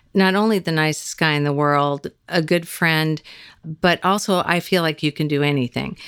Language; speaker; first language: English; native; English